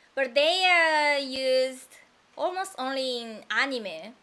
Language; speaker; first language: English; non-native, fluent; Japanese